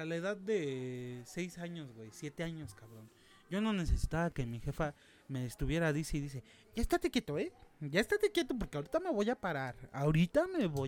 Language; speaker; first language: Spanish; native; Spanish